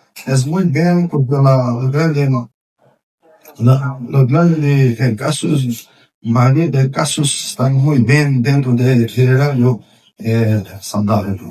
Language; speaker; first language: Spanish; non-native, fluent; Portuguese